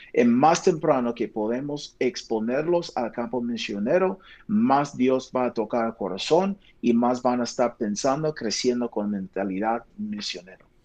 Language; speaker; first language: Spanish; non-native, fluent; English